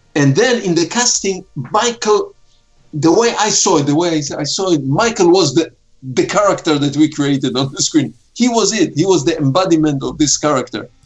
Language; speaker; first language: English; non-native, fluent; Hebrew